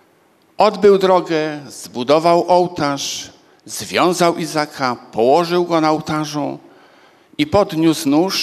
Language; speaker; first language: Polish; native; Polish